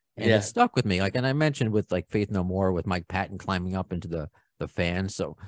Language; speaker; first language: English; native; English